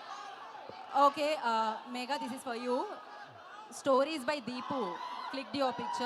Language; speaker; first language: Telugu; native; Telugu